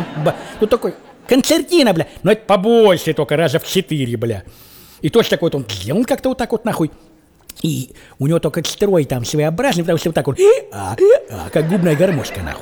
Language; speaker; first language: Russian; native; Russian